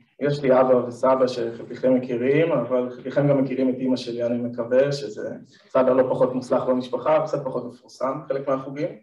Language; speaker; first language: Hebrew; native; Hebrew